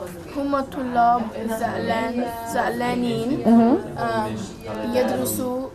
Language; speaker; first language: Arabic; non-native, learner; English